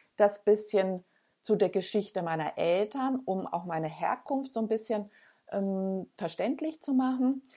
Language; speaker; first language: German; native; German